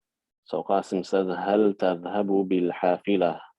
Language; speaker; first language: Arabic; non-native, fluent; English